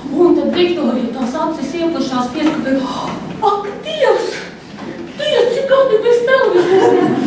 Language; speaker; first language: Latvian; native; Latvian